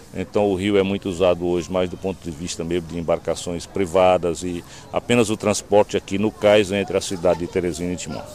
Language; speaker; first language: Portuguese; native; Portuguese